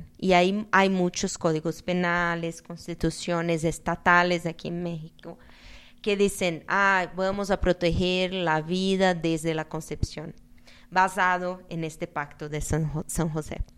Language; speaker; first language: Spanish; non-native, fluent; Portuguese